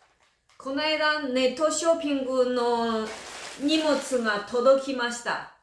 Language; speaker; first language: Japanese; non-native, fluent; Chinese